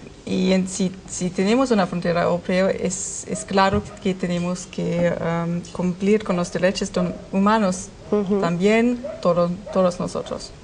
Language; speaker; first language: Spanish; non-native, fluent; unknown